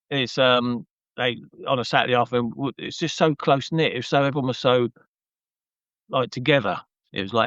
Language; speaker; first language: English; native; English